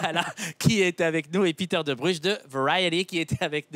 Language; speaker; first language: French; native; French